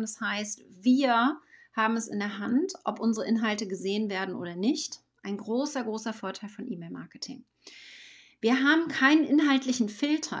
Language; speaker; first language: German; native; German